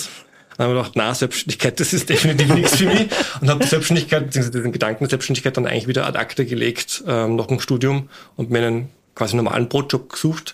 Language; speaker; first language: German; native; German